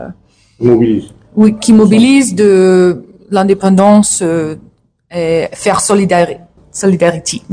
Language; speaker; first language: French; non-native, learner; English